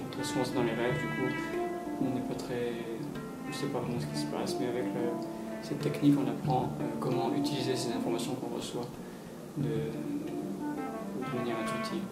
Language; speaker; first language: French; native; French